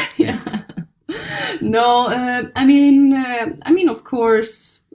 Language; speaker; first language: English; non-native, fluent; Icelandic